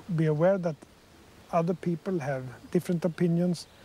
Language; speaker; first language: English; non-native, fluent; Swedish